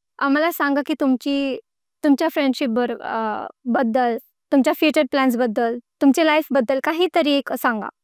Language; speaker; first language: Marathi; non-native, local second language; Gujarati